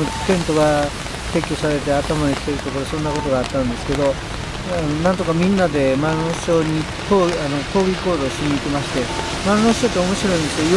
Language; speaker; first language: Japanese; native; Japanese